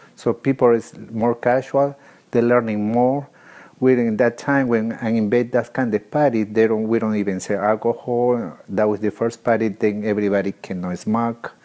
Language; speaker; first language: English; non-native, learner; Spanish